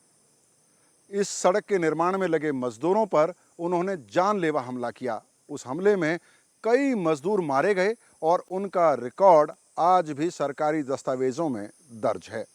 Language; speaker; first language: Hindi; native; Hindi